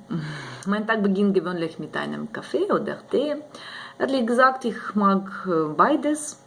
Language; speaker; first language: German; non-native, learner; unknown